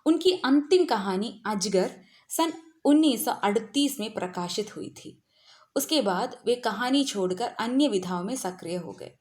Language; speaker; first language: Hindi; non-native, local second language; Malayalam